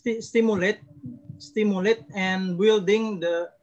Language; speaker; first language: English; non-native, learner; Indonesian